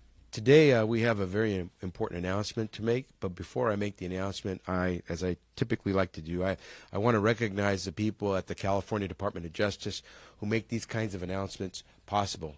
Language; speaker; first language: English; early bilingual, other home language; Spanish